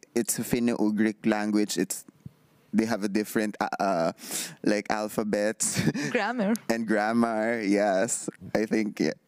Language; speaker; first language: English; non-native, local second language; Filipino